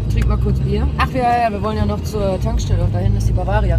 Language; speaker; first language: German; native; German